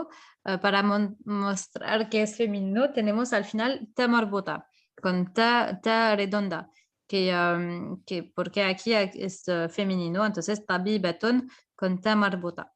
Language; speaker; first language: Spanish; non-native, fluent; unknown